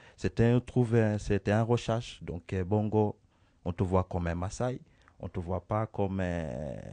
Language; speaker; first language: French; non-native, learner; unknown